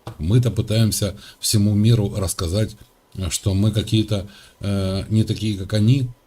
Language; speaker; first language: Russian; native; Russian